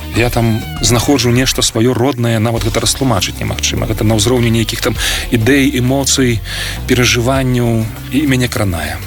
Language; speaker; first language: Belarusian; non-native, local second language; Russian